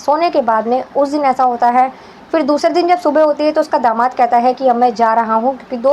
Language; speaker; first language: Hindi; native; Hindi